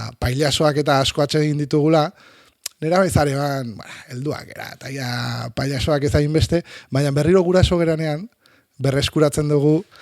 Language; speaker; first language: Basque; native; Basque